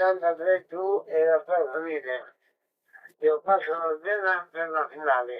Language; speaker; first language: Italian; non-native, learner; Greek